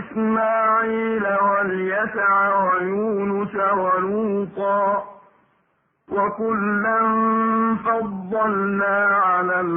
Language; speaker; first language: Arabic; native; Arabic